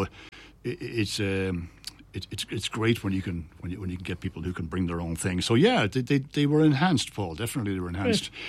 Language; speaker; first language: English; native; English